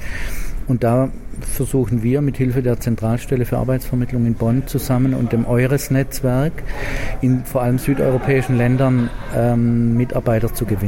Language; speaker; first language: German; native; German